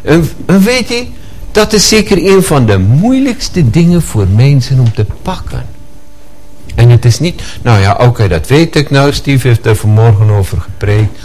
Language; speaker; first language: Dutch; non-native, fluent; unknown